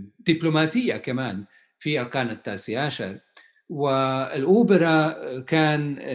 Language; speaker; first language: Arabic; non-native, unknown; Hungarian